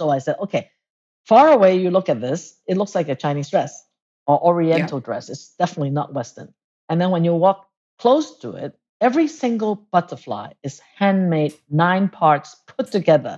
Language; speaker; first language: English; non-native, local second language; Cantonese